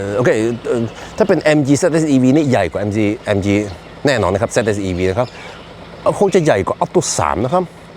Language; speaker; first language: Thai; non-native, fluent; Norwegian